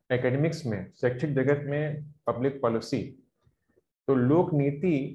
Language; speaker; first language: Hindi; native; Hindi